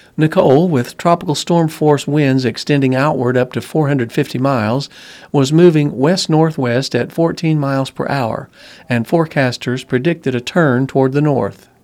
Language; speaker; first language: English; native; English